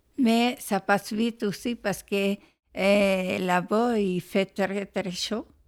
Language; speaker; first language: French; non-native, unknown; Spanish